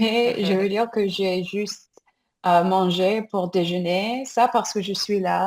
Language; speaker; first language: French; non-native, fluent; English